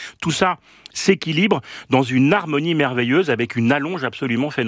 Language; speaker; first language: French; native; French